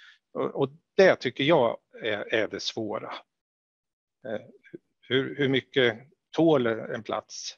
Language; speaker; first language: Swedish; native; Swedish